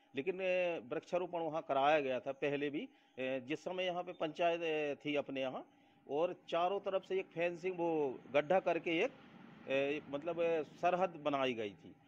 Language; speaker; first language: Hindi; native; Hindi